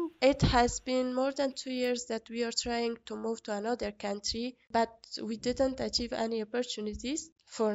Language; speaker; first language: English; non-native, learner; Persian